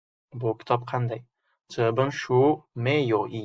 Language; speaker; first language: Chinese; non-native, fluent; Uzbek